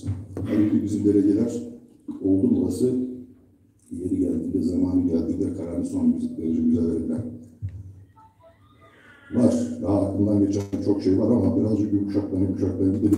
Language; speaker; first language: Turkish; native; Turkish